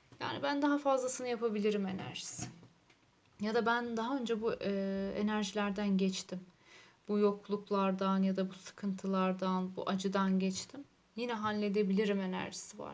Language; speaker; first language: Turkish; native; Turkish